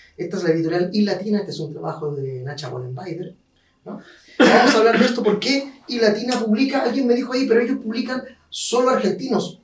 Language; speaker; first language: Spanish; native; Spanish